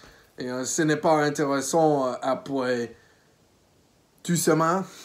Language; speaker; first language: French; non-native, learner; English